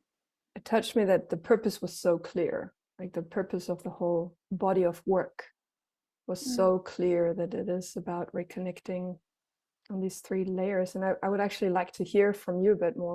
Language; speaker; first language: English; non-native, fluent; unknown